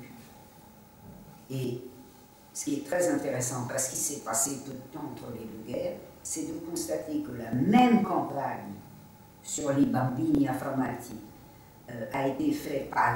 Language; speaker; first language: French; native; French